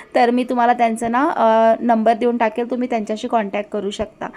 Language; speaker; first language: Marathi; early bilingual, other home language; Hindi